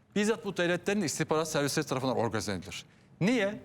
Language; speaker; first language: Turkish; native; Turkish